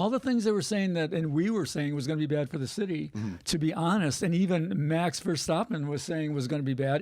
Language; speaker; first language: English; native; English